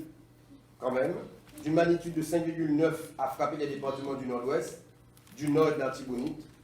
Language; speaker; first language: French; non-native, local second language; Haitian Creole